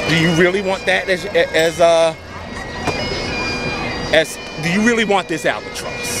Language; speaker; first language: English; native; English